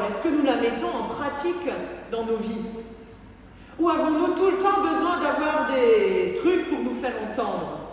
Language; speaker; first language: French; native; French